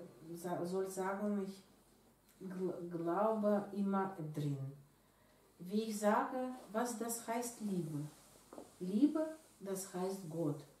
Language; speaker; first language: German; non-native, learner; Russian